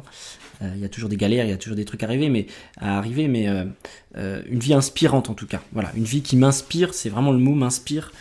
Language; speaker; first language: French; native; French